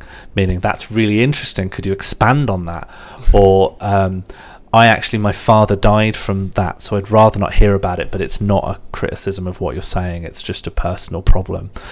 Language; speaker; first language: English; native; English